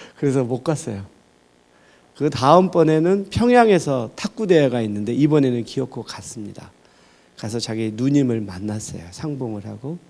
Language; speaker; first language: Korean; native; Korean